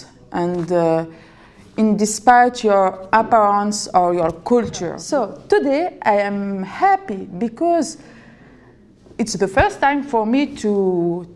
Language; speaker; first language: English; non-native, learner; French